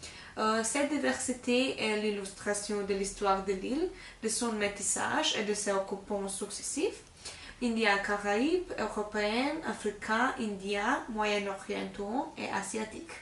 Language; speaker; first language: French; non-native, learner; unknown